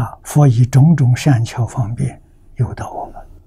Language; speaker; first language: Chinese; native; Chinese